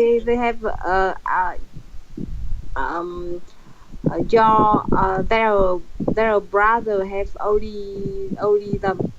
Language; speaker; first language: English; non-native, learner; Vietnamese